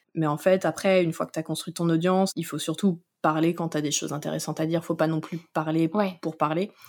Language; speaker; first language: French; native; French